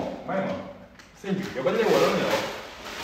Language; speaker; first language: French; non-native, local second language; Wolof